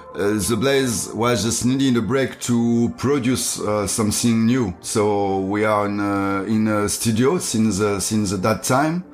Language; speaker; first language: English; non-native, learner; French